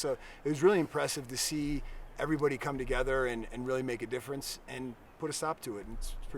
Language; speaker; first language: English; native; English